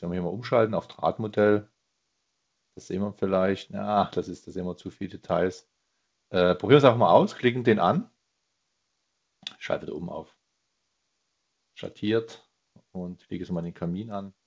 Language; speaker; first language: German; native; German